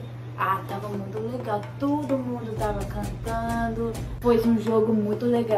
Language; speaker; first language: Portuguese; early bilingual, heritage; English